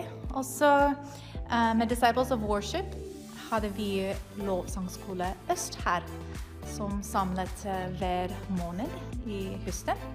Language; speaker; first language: Norwegian; non-native, learner; English